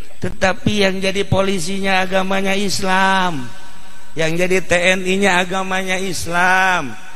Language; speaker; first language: Indonesian; non-native, local second language; Sundanese